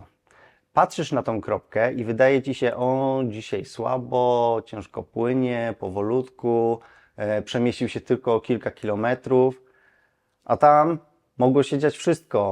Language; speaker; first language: Polish; native; Polish